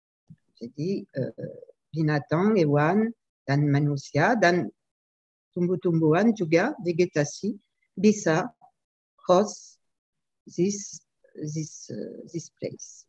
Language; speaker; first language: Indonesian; non-native, learner; French